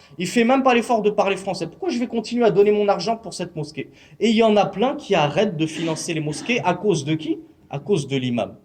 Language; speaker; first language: French; native; French